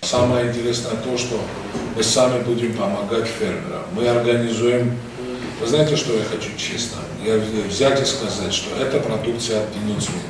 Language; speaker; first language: Russian; non-native, fluent; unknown